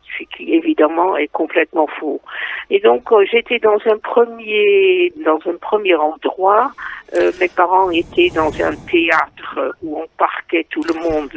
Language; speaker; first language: French; non-native, fluent; Dutch